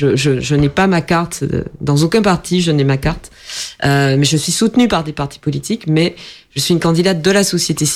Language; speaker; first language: French; native; French